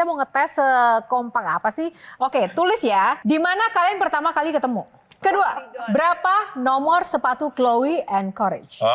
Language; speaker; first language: Indonesian; native; Indonesian